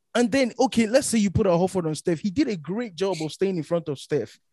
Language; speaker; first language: English; non-native, local second language; Yoruba